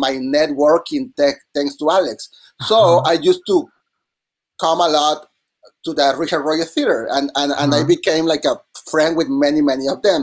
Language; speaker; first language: English; non-native, fluent; Spanish